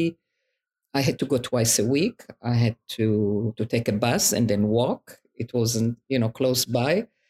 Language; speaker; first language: English; non-native, fluent; Hebrew